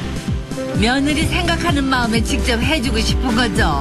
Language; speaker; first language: Korean; native; Korean